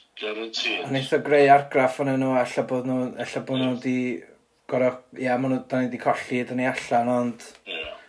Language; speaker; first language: Welsh; native; Welsh